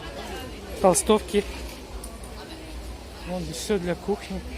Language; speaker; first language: Russian; non-native, local second language; Kyrgyz